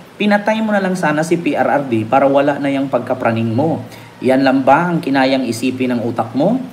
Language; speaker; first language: Filipino; non-native, local second language; Cebuano